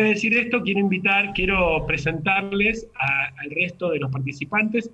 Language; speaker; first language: Spanish; native; Spanish